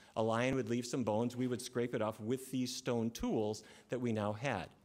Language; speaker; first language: English; native; English